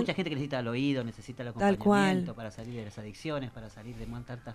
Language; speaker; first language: Spanish; native; Spanish